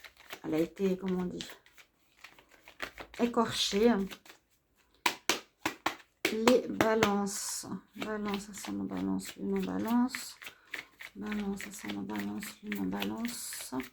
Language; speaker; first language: French; native; French